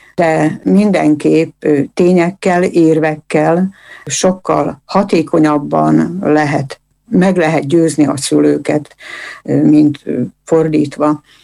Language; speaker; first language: Hungarian; native; Hungarian